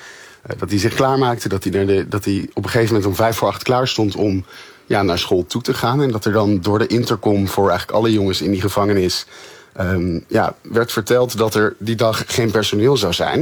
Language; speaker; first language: Dutch; native; Dutch